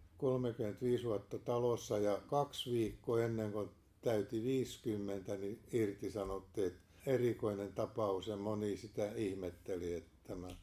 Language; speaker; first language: Finnish; native; Finnish